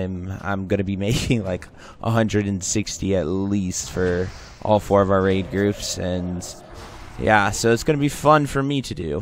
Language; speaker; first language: English; native; English